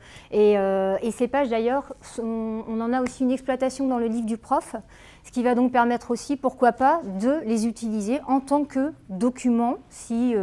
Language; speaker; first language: French; native; French